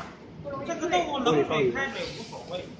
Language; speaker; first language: Chinese; native; Chinese